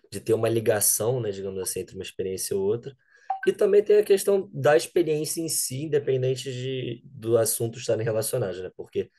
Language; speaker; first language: Portuguese; native; Portuguese